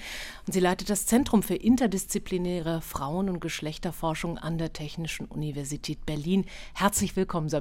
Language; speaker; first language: German; native; German